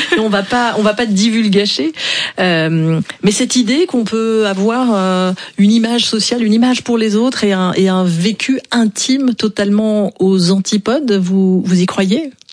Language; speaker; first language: French; native; French